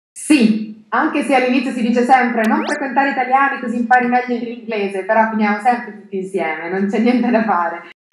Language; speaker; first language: Italian; native; Italian